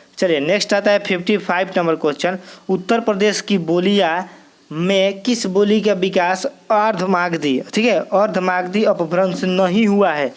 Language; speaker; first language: Hindi; native; Hindi